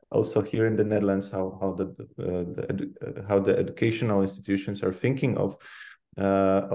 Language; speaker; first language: English; non-native, fluent; Polish